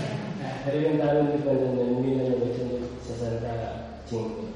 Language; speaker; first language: Italian; non-native, learner; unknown